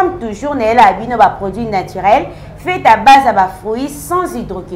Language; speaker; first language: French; non-native, local second language; Lingala